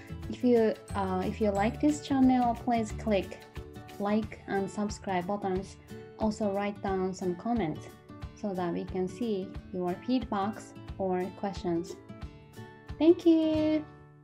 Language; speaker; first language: English; non-native, fluent; Japanese